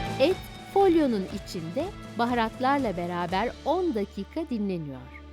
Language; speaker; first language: Turkish; native; Turkish